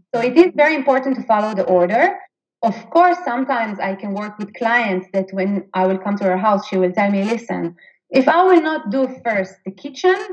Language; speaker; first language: English; non-native, fluent; Hebrew